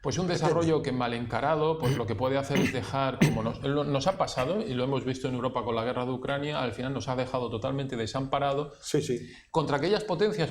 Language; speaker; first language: Spanish; native; Spanish